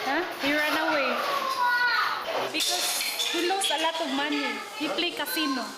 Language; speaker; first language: English; non-native, local second language; Cebuano